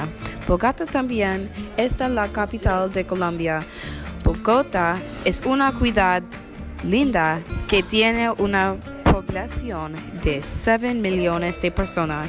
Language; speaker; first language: Spanish; non-native, learner; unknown